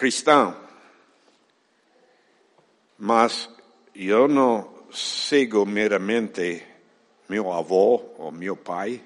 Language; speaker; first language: Portuguese; non-native, fluent; Spanish